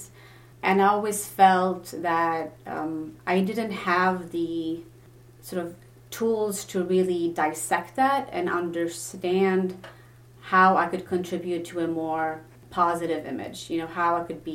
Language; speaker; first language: English; non-native, fluent; Swedish